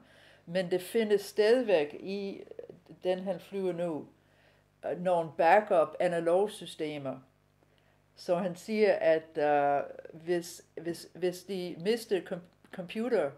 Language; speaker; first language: Danish; non-native, fluent; English